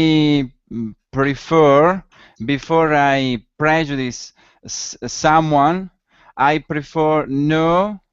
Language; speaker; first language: English; non-native, learner; Italian